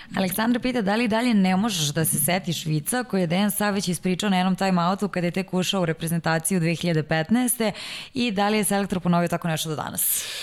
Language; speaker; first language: Serbian; native; Serbian